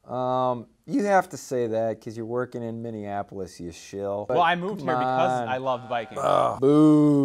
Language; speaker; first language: English; native; English